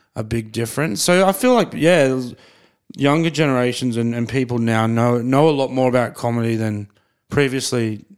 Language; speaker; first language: English; native; English